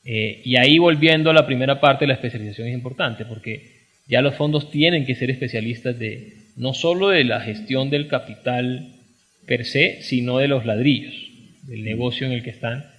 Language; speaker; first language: Spanish; native; Spanish